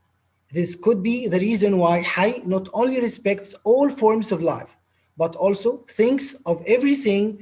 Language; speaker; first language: English; non-native, local second language; Arabic